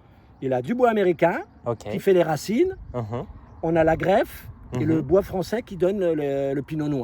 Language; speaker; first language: French; native; French